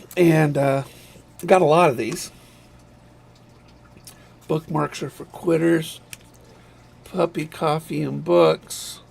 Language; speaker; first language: English; native; English